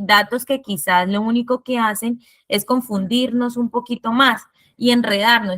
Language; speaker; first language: Spanish; native; Spanish